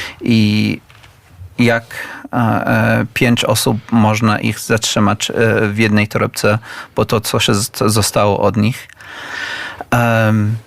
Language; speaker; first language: Polish; non-native, learner; Arabic